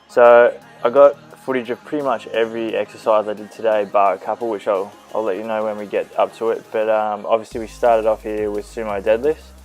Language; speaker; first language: English; native; English